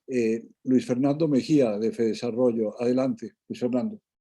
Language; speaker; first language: Spanish; native; Spanish